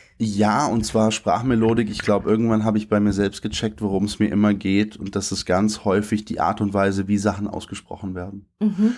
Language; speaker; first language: German; native; German